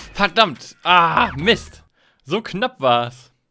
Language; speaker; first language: German; native; German